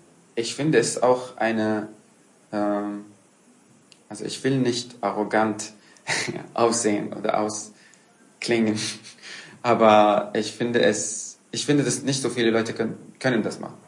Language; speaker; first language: German; non-native, fluent; Arabic